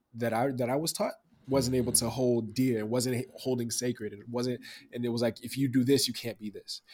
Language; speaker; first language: English; native; English